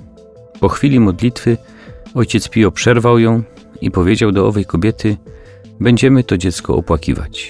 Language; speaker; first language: Polish; native; Polish